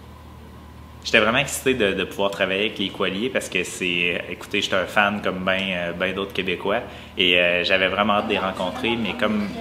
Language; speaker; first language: French; native; French